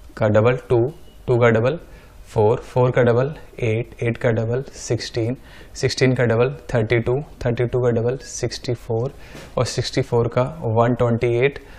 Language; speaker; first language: Hindi; native; Hindi